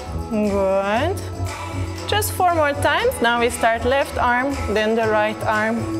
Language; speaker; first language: English; non-native, fluent; Hungarian